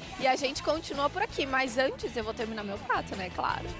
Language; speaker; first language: Portuguese; native; Portuguese